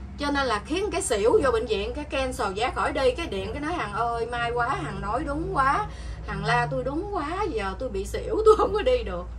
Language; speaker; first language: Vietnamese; native; Vietnamese